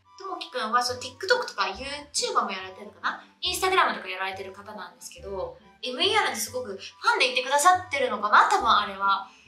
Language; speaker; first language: Japanese; early bilingual, other home language; Vietnamese